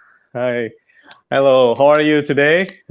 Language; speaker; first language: English; non-native, fluent; Indonesian